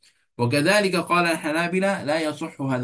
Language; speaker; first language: Arabic; non-native, fluent; Malay